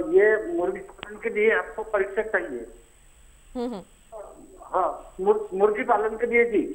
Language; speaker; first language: Hindi; native; Hindi